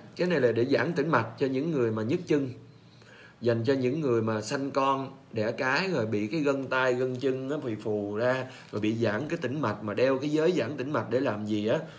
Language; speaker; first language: Vietnamese; native; Vietnamese